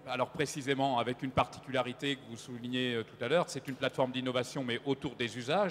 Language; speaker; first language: French; native; French